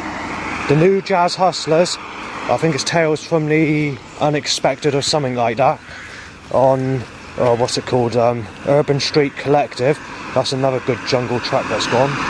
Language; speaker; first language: English; native; English